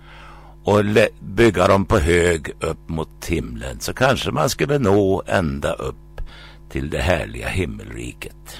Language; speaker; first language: Swedish; native; Swedish